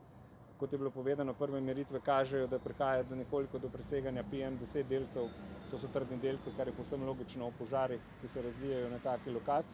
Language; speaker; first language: Slovenian; native; Slovenian